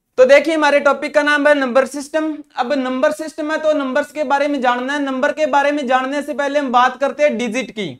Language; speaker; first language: Hindi; non-native, local second language; Punjabi